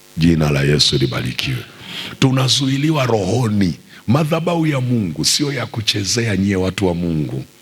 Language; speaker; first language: Swahili; native; Swahili